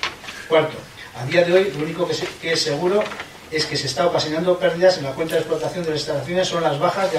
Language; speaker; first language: Spanish; native; Spanish